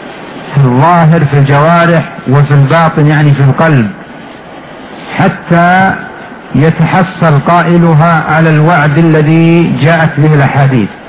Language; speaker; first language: Arabic; native; Arabic